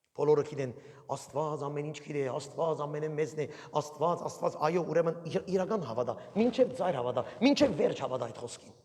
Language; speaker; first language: Armenian; early bilingual, heritage; Armenian